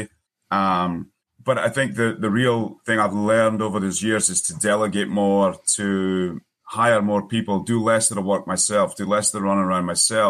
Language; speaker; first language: English; native; English